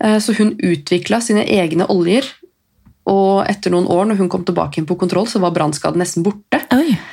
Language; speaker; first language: Norwegian; native; Norwegian